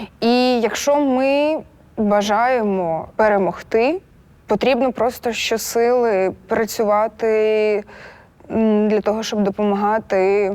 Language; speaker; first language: Ukrainian; non-native, local second language; Russian